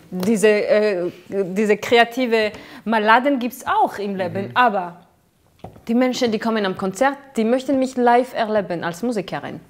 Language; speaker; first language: German; non-native, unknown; Georgian